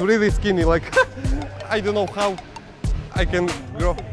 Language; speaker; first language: English; non-native, learner; Russian